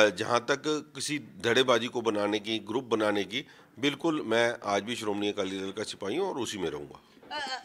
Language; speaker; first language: Hindi; non-native, local second language; Punjabi